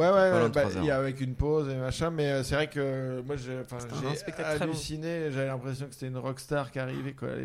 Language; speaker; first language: French; native; French